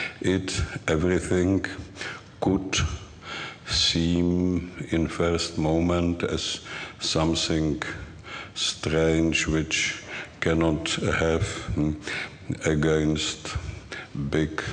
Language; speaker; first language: English; non-native, learner; Czech